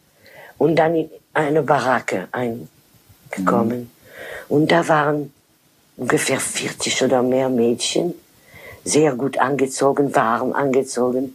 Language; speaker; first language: German; non-native, fluent; French